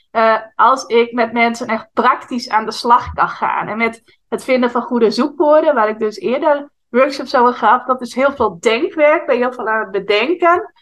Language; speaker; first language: Dutch; native; Dutch